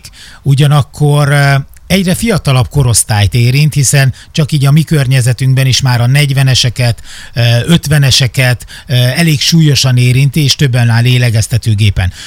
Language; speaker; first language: Hungarian; native; Hungarian